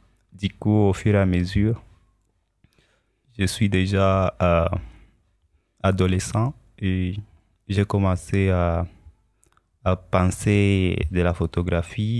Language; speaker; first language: French; non-native, local second language; Swahili